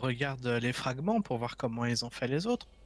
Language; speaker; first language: French; native; French